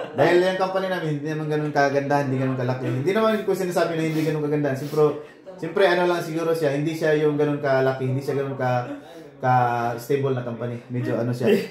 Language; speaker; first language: Filipino; non-native, local second language; Cebuano